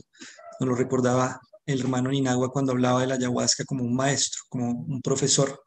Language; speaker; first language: Spanish; native; Spanish